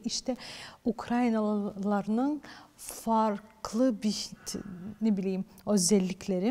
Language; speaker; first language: Turkish; non-native, fluent; Ukrainian